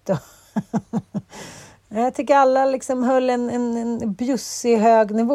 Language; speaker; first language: Swedish; native; Swedish